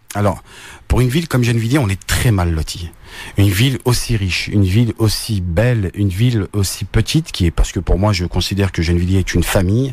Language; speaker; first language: French; native; French